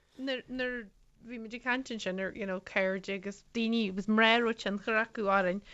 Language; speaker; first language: Irish; native; Irish